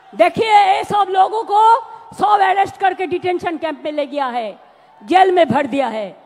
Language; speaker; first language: Hindi; non-native, local second language; Bangla